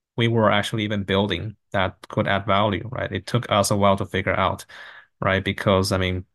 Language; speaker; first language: English; non-native, fluent; Chinese